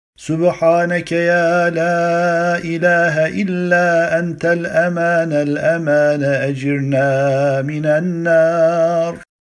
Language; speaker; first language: Arabic; non-native, fluent; Turkish